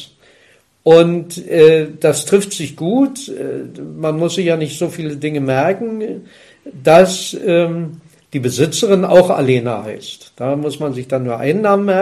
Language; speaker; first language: German; native; German